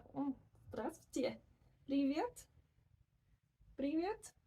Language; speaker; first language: Russian; non-native, learner; English